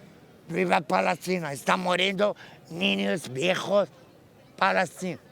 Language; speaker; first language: Spanish; non-native, learner; Arabic